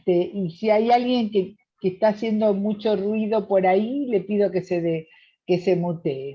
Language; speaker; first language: Spanish; native; Spanish